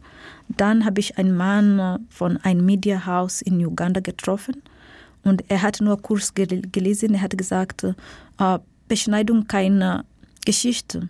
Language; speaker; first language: German; non-native, learner; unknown